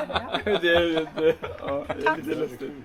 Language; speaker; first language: Swedish; native; Swedish